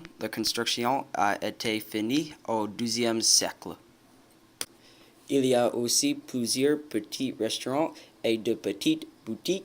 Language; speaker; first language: French; non-native, learner; English